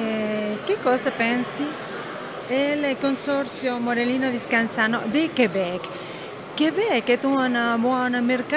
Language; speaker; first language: Italian; non-native, learner; French